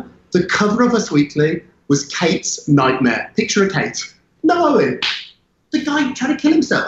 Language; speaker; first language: English; native; English